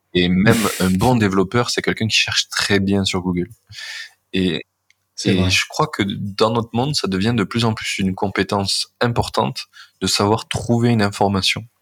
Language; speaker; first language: French; native; French